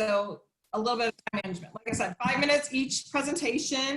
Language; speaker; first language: English; native; English